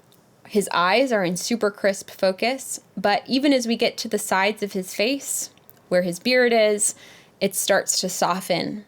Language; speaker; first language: English; native; English